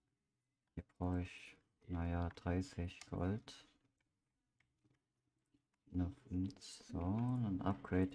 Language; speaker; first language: German; native; German